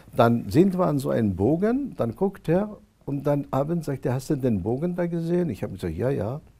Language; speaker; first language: German; non-native, fluent; Arabic